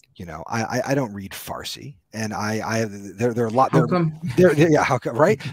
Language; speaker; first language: English; native; English